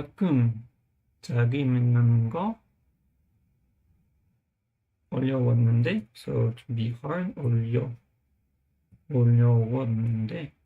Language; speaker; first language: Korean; non-native, learner; English